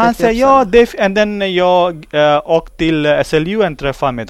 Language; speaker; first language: Swedish; non-native, learner; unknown